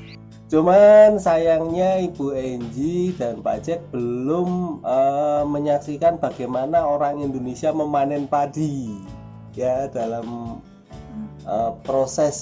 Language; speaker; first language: Indonesian; native; Indonesian